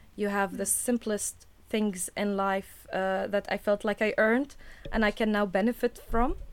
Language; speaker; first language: English; non-native, fluent; Arabic